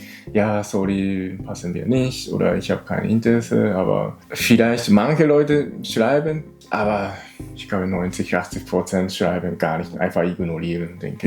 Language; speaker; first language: German; non-native, learner; Japanese